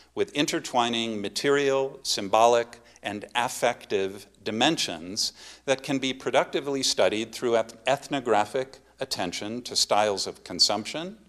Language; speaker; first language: English; native; English